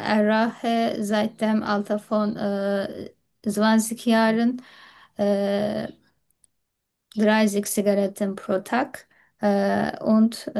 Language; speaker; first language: German; non-native, fluent; Turkish